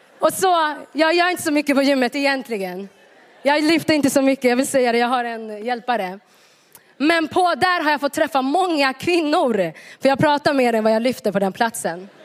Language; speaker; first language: Swedish; early bilingual, other home language; Tigrinya